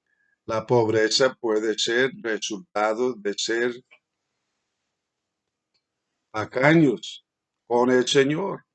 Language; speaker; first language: Spanish; non-native, fluent; English